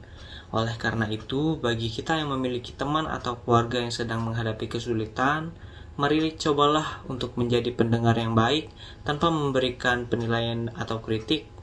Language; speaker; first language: Indonesian; native; Indonesian